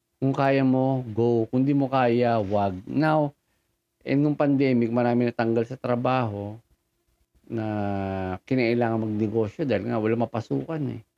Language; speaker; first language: Filipino; native; Filipino